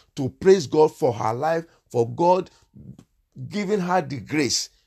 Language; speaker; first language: English; non-native, local second language; Yoruba